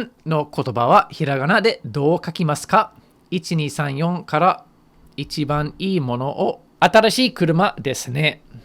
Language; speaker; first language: Japanese; non-native, fluent; English